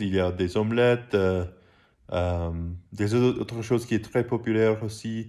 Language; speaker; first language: French; non-native, learner; English